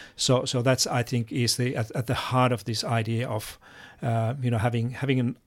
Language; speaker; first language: English; non-native, fluent; Finnish